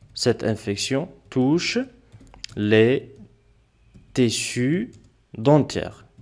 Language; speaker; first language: French; non-native, local second language; Arabic